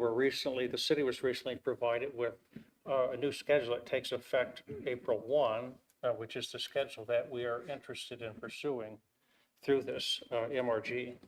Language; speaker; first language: English; native; English